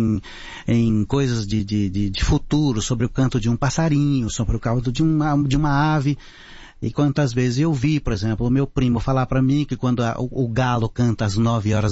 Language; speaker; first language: Portuguese; non-native, local second language; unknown